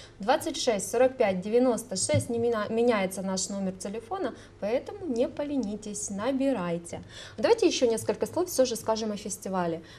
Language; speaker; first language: Russian; non-native, local second language; Ukrainian